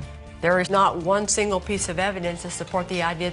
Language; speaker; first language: English; native; English